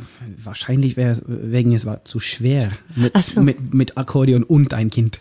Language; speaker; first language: German; non-native, learner; Norwegian